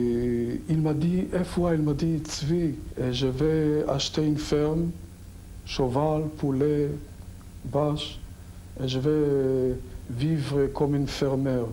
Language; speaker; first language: French; non-native, learner; Hebrew